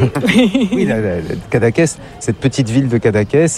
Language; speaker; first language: French; native; French